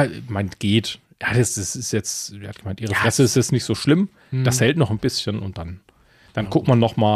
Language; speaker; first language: German; native; German